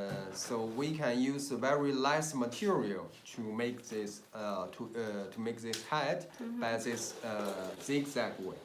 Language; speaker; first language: English; non-native, learner; Chinese